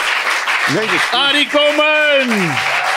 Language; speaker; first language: Dutch; native; Dutch